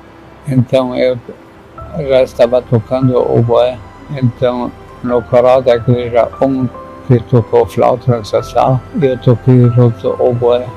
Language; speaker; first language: Portuguese; non-native, fluent; German